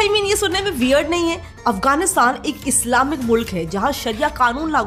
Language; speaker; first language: Hindi; native; Hindi